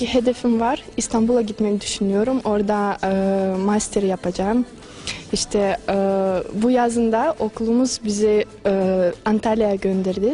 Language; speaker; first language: Turkish; non-native, fluent; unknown